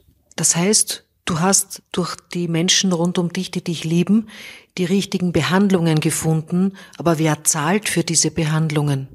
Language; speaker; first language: German; native; German